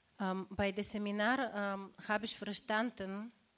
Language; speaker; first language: German; non-native, learner; Bulgarian